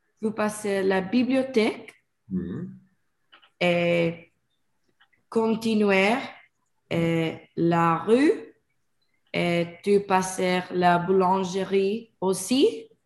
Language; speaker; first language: French; non-native, learner; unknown